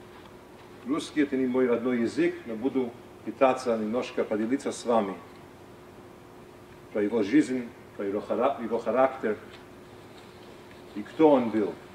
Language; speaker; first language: Russian; non-native, fluent; English